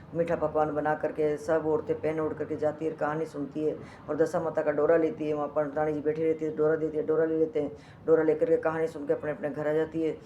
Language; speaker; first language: Hindi; native; Hindi